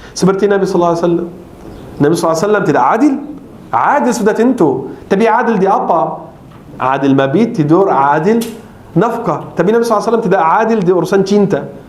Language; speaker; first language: Malay; non-native, fluent; Arabic